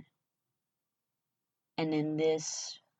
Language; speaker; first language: English; early bilingual, other home language; Spanish